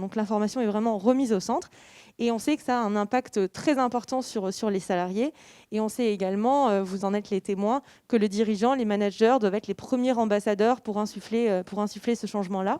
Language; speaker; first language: French; native; French